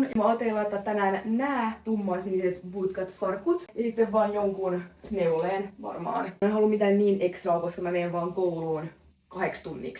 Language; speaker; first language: Finnish; native; Finnish